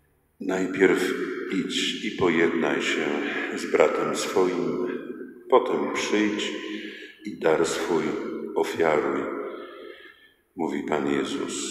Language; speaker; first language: Polish; native; Polish